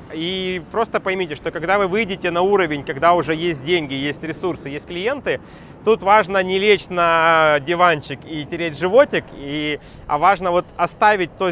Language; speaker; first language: Russian; native; Russian